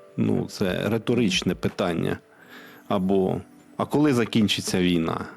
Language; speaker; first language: Ukrainian; non-native, local second language; Russian